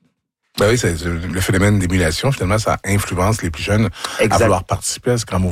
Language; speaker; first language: French; native; French